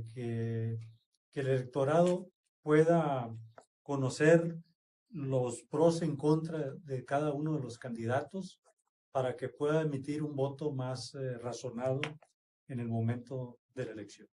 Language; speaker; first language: Spanish; native; Spanish